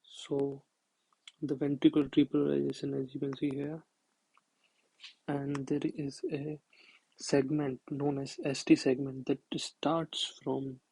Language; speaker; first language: English; non-native, local second language; Hindi